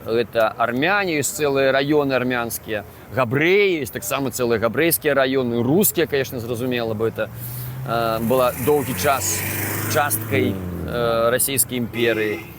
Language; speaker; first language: Belarusian; native; Belarusian